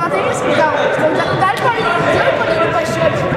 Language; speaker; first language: Russian; native; Russian